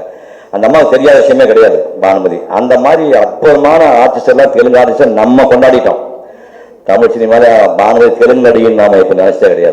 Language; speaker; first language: Tamil; native; Tamil